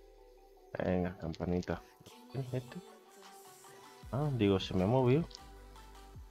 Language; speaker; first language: Spanish; native; Spanish